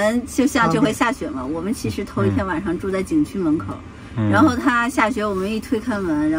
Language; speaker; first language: Chinese; native; Chinese